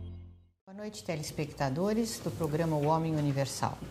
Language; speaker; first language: Portuguese; native; Portuguese